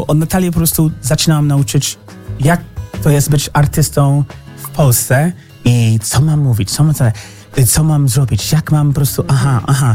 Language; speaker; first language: Polish; non-native, fluent; English